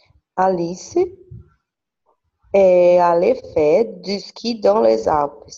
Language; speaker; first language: French; non-native, learner; Portuguese